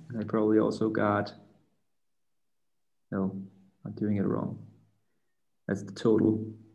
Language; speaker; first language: English; non-native, fluent; Danish